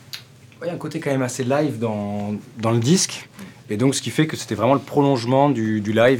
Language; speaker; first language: French; native; French